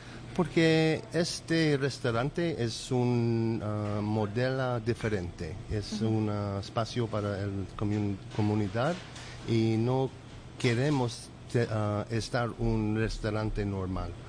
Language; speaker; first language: Spanish; non-native, learner; English